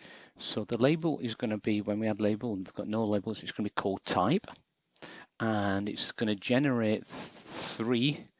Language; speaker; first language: English; native; English